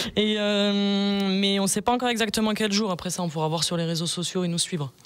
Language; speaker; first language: French; native; French